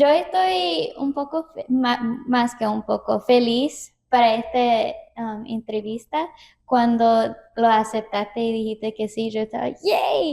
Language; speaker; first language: Spanish; early bilingual, heritage; Spanish